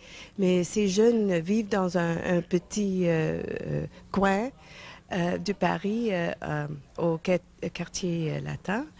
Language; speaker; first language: French; non-native, fluent; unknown